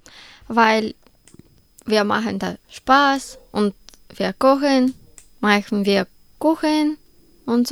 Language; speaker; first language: German; non-native, learner; Bulgarian